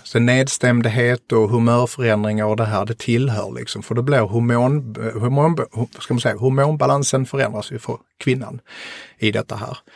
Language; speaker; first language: Swedish; native; Swedish